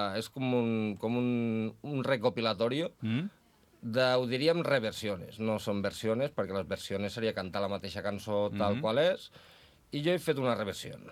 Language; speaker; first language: Catalan; non-native, local second language; Spanish